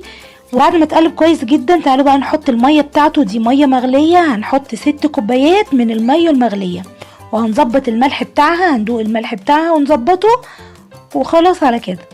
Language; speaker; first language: Arabic; native; Arabic